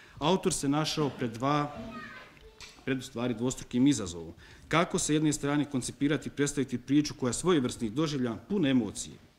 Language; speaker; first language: Bosnian; native; Bosnian